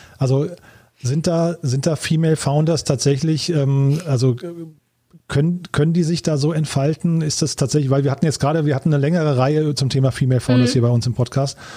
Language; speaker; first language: German; native; German